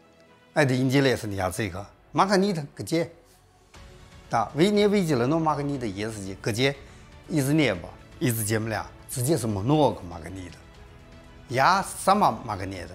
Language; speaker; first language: Russian; non-native, learner; Chinese